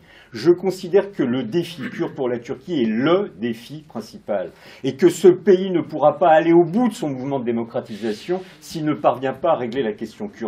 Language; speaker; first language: French; native; French